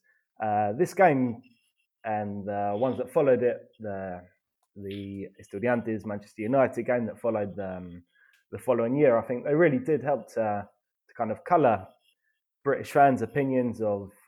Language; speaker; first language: English; native; English